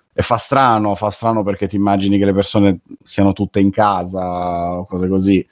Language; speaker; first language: Italian; native; Italian